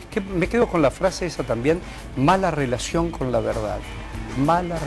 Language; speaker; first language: Spanish; native; Spanish